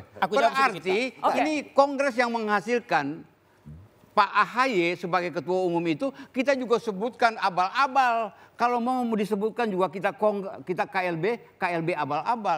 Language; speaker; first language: Indonesian; native; Indonesian